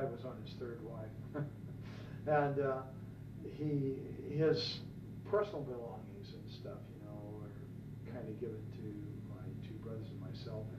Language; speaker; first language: English; native; English